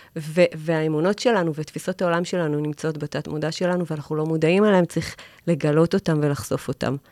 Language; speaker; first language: Hebrew; native; Hebrew